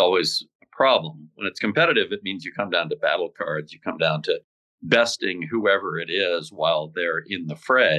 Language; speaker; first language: English; native; English